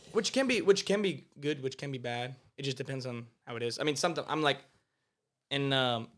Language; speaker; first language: English; native; English